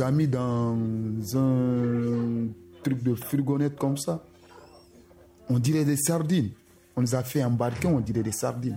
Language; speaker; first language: French; non-native, local second language; Susu